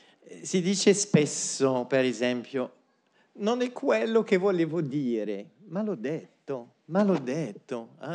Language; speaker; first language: Italian; non-native, fluent; French